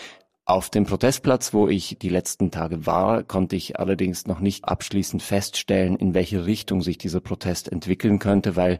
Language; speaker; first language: German; native; German